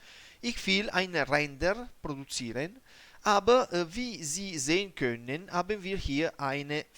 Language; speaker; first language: German; non-native, learner; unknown